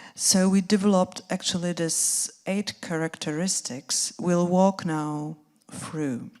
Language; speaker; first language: English; non-native, fluent; Czech